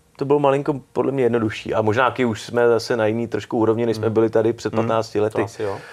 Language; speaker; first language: Czech; native; Czech